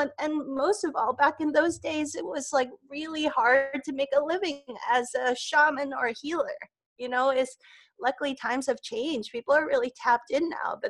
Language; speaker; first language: English; non-native, local second language; Cantonese